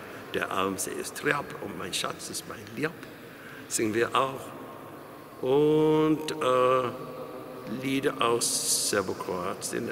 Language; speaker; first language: German; non-native, fluent; English